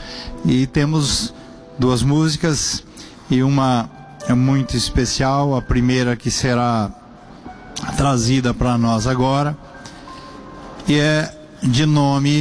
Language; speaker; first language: Portuguese; native; Portuguese